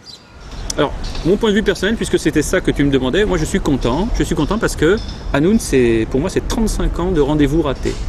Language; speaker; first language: French; native; French